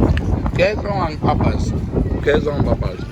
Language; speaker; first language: Spanish; non-native, learner; English